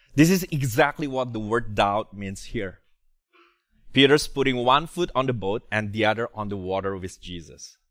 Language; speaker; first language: English; non-native, fluent; Indonesian